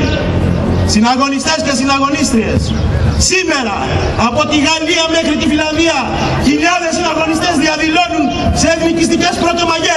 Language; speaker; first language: Greek; native; Greek